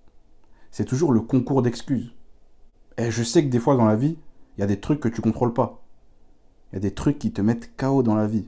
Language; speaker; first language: French; native; French